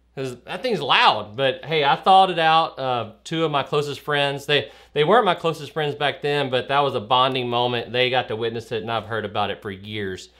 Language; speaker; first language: English; native; English